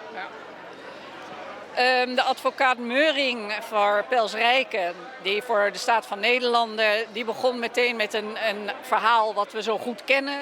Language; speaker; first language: Dutch; native; Dutch